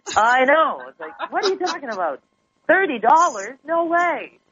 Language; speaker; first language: English; native; English